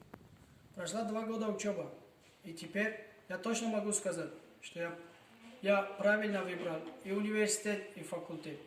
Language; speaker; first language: Russian; non-native, local second language; Tajik